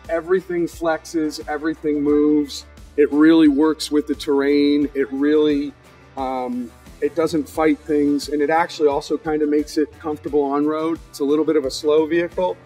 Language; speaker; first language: English; native; English